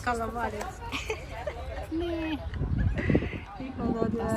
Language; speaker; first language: Finnish; non-native, learner; Russian